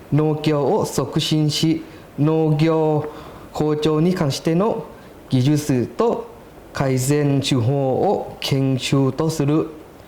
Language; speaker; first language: Japanese; non-native, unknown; Thai